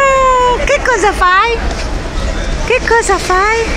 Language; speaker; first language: Italian; non-native, learner; Portuguese